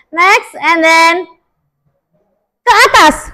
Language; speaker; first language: English; non-native, learner; Indonesian